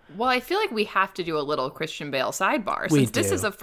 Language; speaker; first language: English; native; English